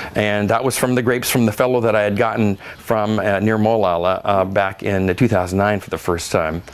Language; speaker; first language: English; native; English